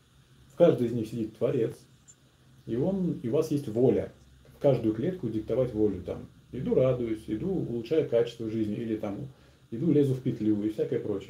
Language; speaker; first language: Russian; native; Russian